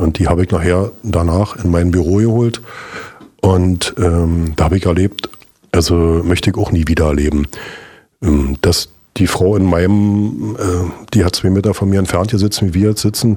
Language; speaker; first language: German; native; German